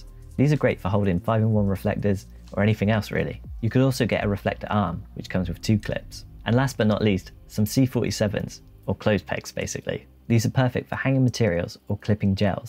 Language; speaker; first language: English; native; English